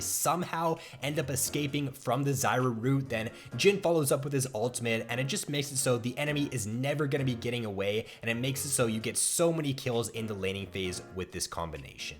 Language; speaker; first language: English; native; English